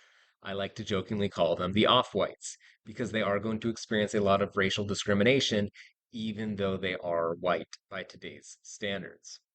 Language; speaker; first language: English; native; English